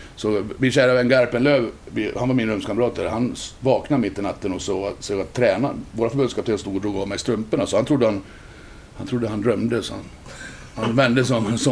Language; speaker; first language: Swedish; native; Swedish